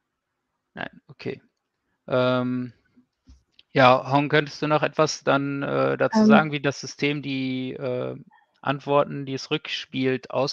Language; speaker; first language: German; native; German